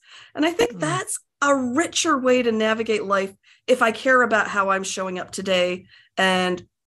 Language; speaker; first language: English; native; English